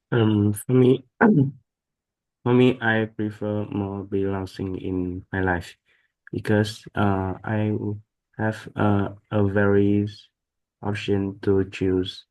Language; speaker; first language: English; non-native, learner; Vietnamese